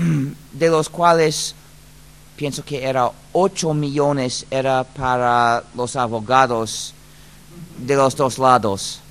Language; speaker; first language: Spanish; non-native, fluent; English